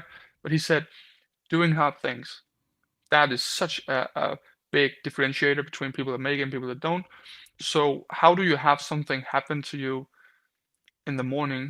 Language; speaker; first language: English; non-native, fluent; Danish